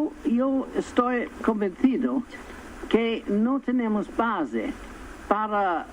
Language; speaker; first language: Spanish; non-native, fluent; English